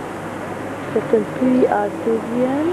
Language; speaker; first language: French; non-native, fluent; Hungarian